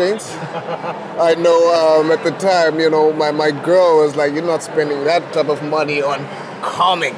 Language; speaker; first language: English; non-native, local second language; Xhosa